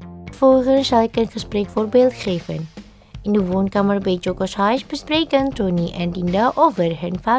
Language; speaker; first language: Dutch; non-native, learner; Indonesian